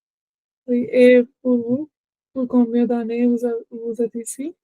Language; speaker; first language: French; non-native, learner; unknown